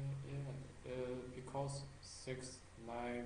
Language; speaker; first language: English; non-native, learner; Chinese